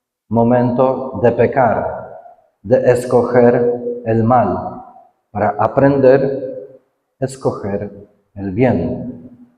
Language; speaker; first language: Spanish; non-native, fluent; Polish